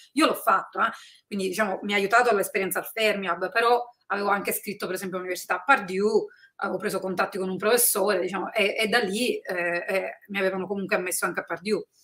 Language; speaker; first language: Italian; native; Italian